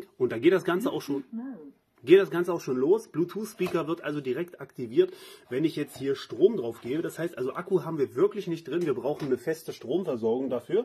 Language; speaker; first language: German; native; German